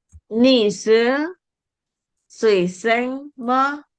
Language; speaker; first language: Chinese; non-native, learner; Indonesian